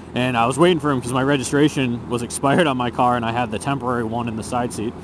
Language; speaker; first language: English; native; English